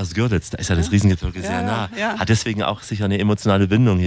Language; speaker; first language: German; native; German